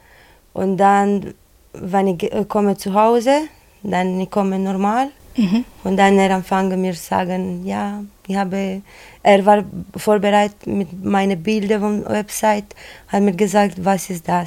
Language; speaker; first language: German; non-native, learner; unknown